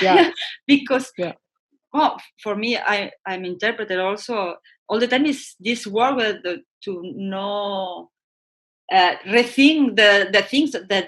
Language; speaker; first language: English; non-native, learner; Spanish